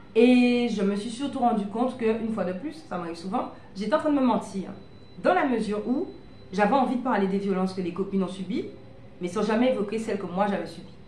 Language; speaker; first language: French; native; French